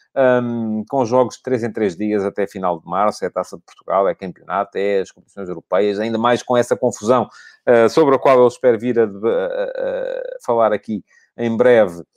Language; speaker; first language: Portuguese; native; Portuguese